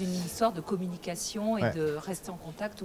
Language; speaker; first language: French; native; French